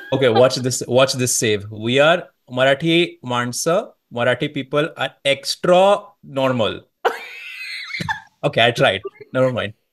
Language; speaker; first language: English; non-native, local second language; Marathi